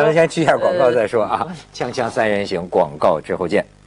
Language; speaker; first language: Chinese; native; Chinese